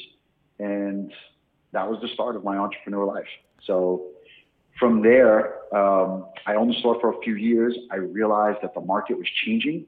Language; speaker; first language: English; native; English